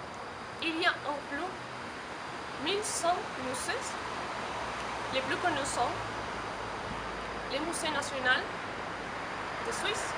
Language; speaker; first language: French; non-native, learner; Spanish